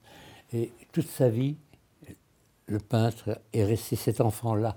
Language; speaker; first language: French; early bilingual, other home language; Russian